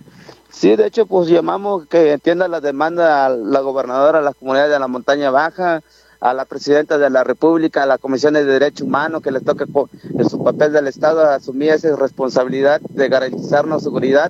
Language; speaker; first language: Spanish; non-native, local second language; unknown